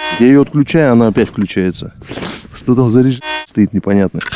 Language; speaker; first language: Russian; native; Russian